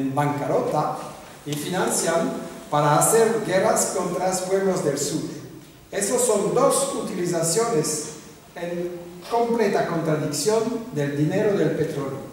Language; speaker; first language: Spanish; non-native, fluent; French